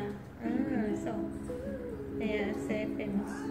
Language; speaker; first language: French; non-native, learner; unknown